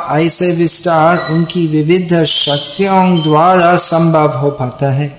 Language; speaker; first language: Hindi; non-native, fluent; English